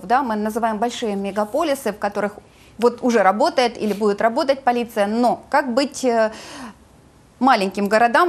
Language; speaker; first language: Russian; native; Russian